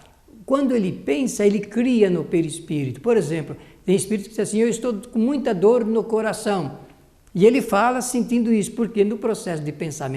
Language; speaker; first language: Portuguese; native; Portuguese